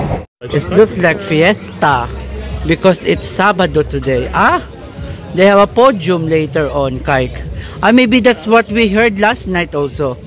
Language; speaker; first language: English; non-native, learner; Filipino